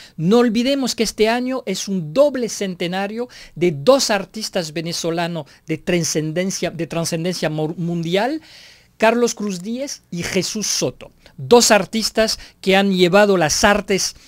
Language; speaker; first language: Spanish; non-native, fluent; French